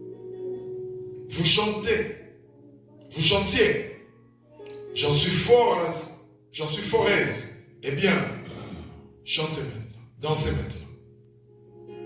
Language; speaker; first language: French; non-native, local second language; Lingala